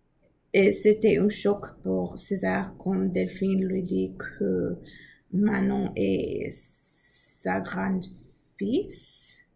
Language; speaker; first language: French; non-native, learner; English